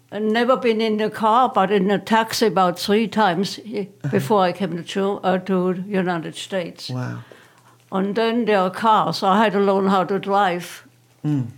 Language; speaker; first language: English; non-native, fluent; German